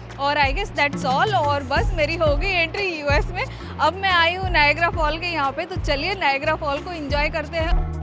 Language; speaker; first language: Hindi; native; Hindi